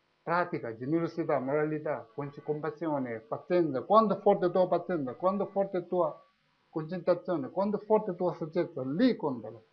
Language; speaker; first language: Italian; non-native, learner; Tibetan